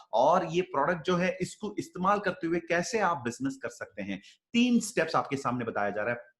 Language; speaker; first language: Hindi; native; Hindi